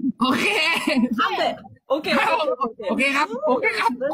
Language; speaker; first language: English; non-native, learner; Korean